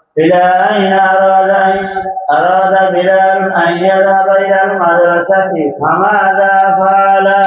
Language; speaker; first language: Arabic; non-native, learner; Bangla